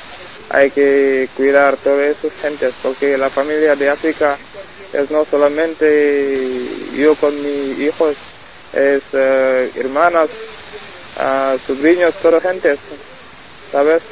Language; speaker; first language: Spanish; non-native, learner; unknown